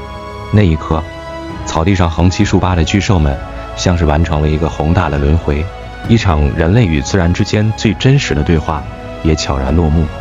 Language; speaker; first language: Chinese; native; Chinese